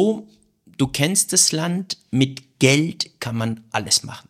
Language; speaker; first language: German; non-native, fluent; Persian